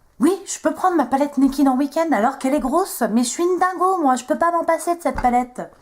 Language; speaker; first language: French; native; French